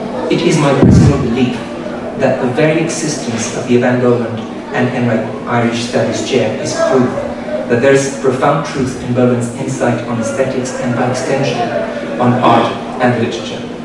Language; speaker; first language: English; non-native, fluent; Spanish